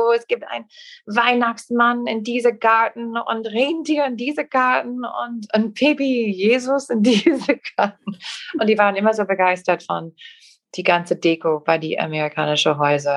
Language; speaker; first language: German; non-native, fluent; English